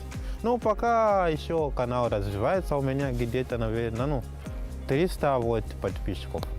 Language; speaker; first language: Russian; non-native, learner; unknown